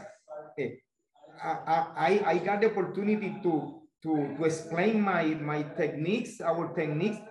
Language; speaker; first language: English; non-native, learner; Spanish